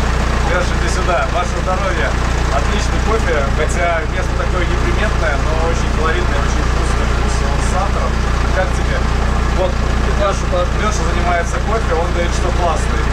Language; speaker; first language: Russian; native; Russian